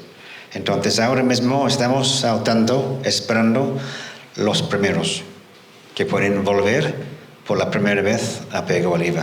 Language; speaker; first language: Spanish; non-native, fluent; English